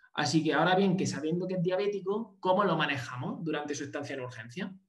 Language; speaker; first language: Spanish; native; Spanish